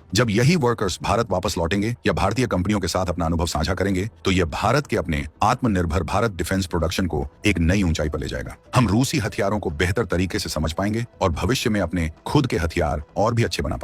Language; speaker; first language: Hindi; native; Hindi